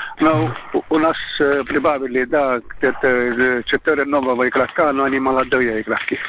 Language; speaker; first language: Russian; non-native, learner; Estonian